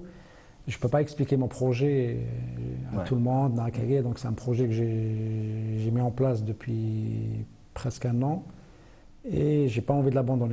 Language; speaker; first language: French; non-native, local second language; Kabyle